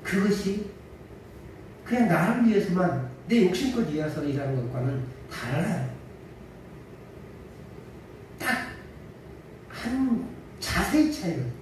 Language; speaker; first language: Korean; native; Korean